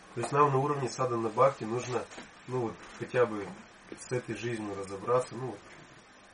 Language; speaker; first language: Russian; native; Russian